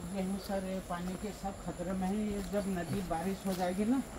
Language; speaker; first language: Hindi; native; Hindi